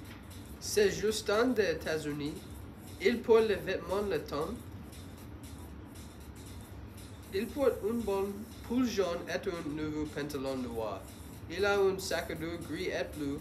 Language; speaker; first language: French; non-native, learner; English